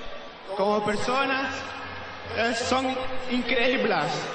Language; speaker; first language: Catalan; non-native, local second language; Spanish